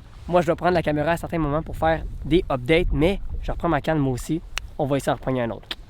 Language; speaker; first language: French; native; French